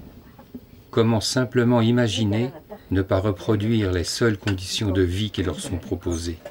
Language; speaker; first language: French; native; French